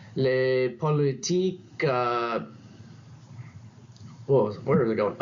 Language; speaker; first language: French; non-native, learner; English